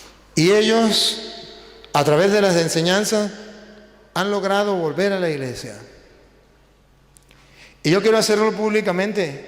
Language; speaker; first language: Spanish; native; Spanish